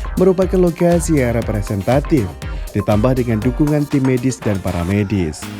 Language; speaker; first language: Indonesian; native; Indonesian